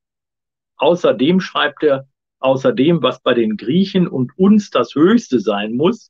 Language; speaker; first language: German; native; German